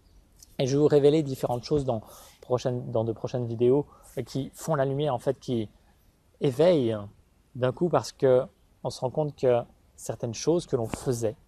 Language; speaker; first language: French; native; French